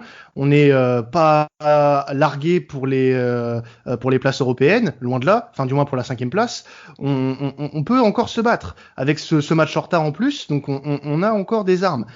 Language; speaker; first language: French; native; French